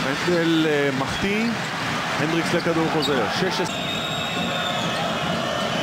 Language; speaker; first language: Hebrew; native; Hebrew